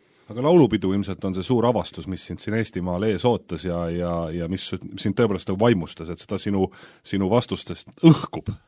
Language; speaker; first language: Estonian; native; Estonian